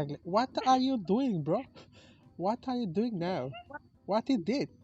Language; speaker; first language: English; non-native, learner; Bangla